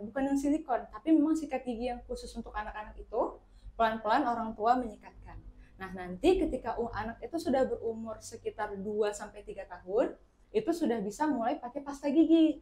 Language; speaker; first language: Indonesian; native; Indonesian